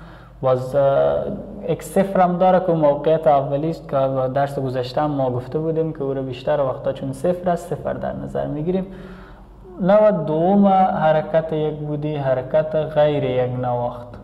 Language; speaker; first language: Persian; native; Persian